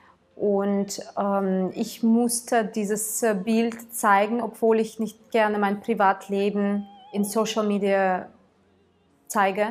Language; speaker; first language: German; non-native, fluent; Tatar